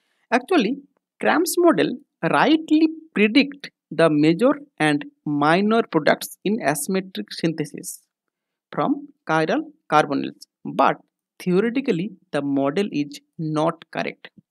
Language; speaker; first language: English; non-native, local second language; Bangla